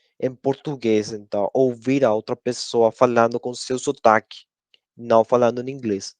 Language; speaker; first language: Portuguese; non-native, learner; Spanish